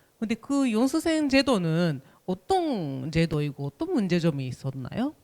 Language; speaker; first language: Korean; non-native, fluent; Japanese